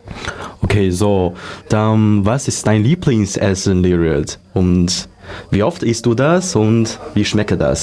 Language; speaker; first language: German; non-native, learner; Chinese